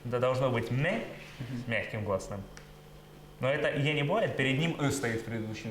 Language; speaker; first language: Russian; native; Russian